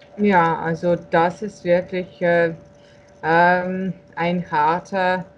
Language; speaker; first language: German; non-native, fluent; Russian